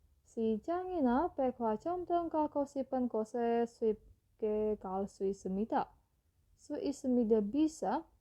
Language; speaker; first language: Korean; non-native, learner; Indonesian